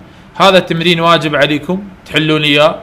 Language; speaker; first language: Arabic; native; Arabic